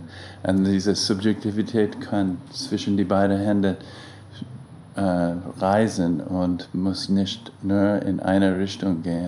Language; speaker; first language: German; non-native, learner; English